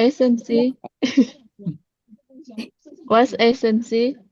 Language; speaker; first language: German; non-native, learner; Indonesian